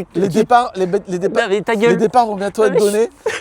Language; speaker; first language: French; native; French